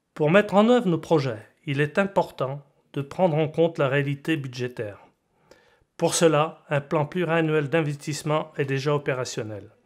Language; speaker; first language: French; native; French